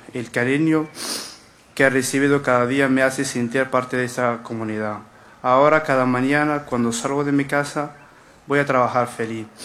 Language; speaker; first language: Spanish; non-native, fluent; Arabic